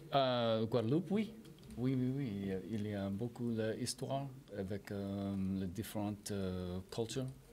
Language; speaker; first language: French; non-native, learner; English